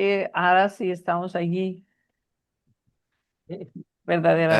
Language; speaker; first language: Spanish; non-native, learner; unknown